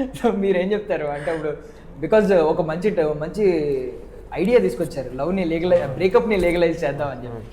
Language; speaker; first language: Telugu; native; Telugu